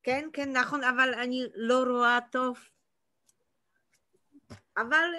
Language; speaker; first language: Hebrew; non-native, learner; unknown